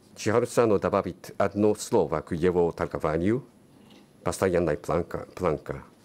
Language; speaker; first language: Russian; non-native, learner; Japanese